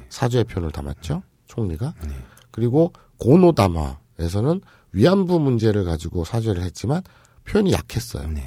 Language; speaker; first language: Korean; native; Korean